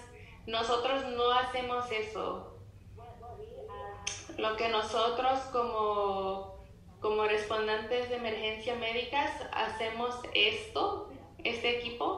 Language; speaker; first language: Spanish; non-native, learner; English